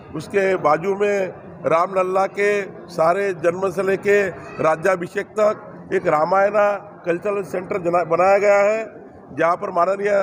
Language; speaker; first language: Hindi; non-native, local second language; Marathi